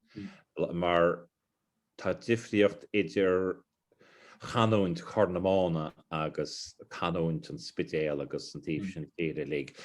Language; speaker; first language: Irish; non-native, local second language; English